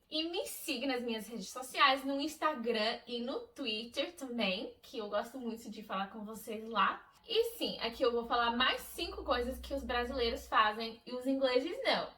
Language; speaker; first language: Portuguese; non-native, fluent; English